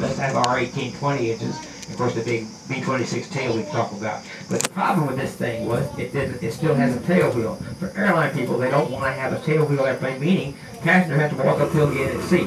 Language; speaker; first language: English; native; English